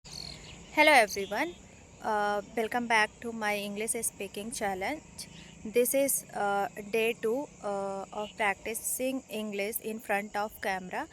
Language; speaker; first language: English; non-native, learner; Hindi